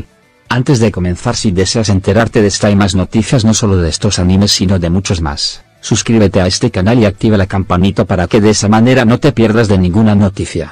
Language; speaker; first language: Spanish; native; Spanish